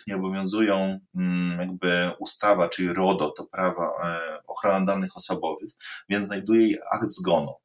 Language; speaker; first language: Polish; native; Polish